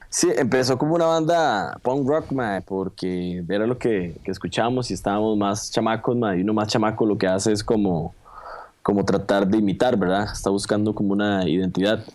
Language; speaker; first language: Spanish; native; Spanish